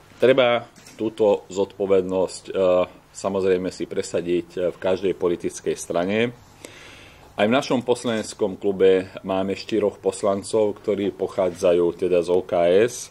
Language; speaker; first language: Slovak; non-native, local second language; Hungarian